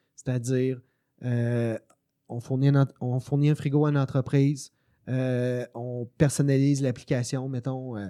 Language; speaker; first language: French; native; French